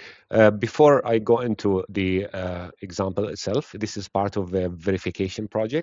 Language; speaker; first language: English; non-native, fluent; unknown